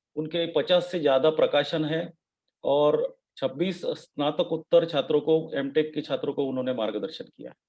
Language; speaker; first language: Hindi; non-native, local second language; Marathi